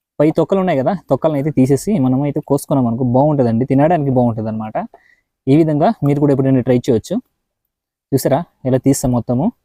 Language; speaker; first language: Telugu; native; Telugu